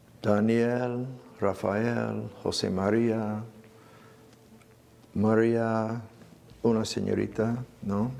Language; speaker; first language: Spanish; non-native, fluent; English